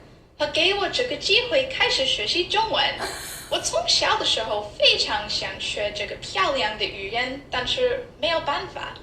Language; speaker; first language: Chinese; non-native, learner; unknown